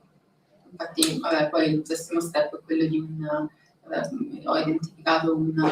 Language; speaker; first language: Italian; native; Italian